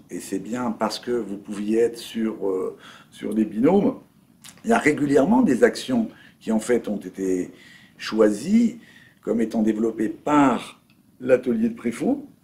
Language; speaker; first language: French; native; French